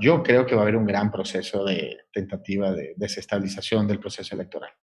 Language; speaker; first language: Spanish; native; Spanish